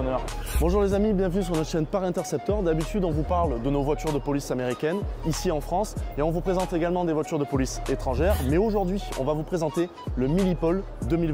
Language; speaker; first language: French; native; French